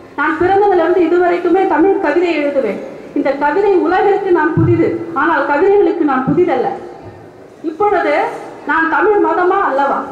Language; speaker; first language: Tamil; non-native, local second language; Badaga